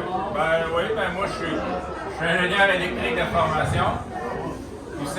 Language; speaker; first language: French; native; French